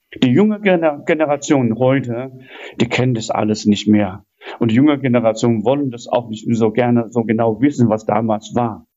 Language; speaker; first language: German; non-native, fluent; Chinese